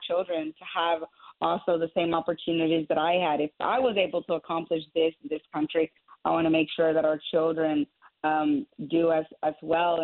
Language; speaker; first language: English; native; English